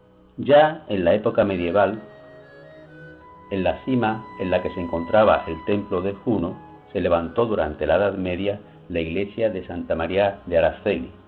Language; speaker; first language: Spanish; native; Spanish